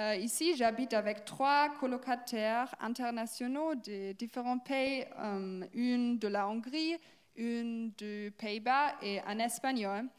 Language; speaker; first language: French; non-native, fluent; German